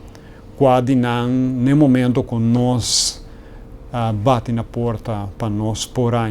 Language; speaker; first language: Portuguese; early bilingual, heritage; Portuguese